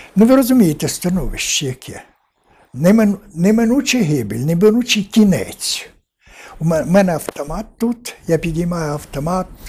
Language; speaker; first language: Ukrainian; native; Ukrainian